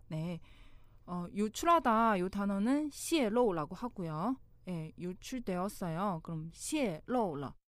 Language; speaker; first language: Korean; non-native, fluent; Chinese